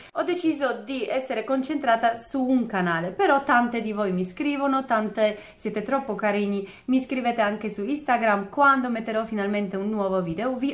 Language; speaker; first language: Italian; non-native, fluent; Polish